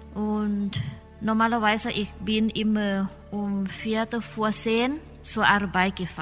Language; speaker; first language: German; non-native, learner; Thai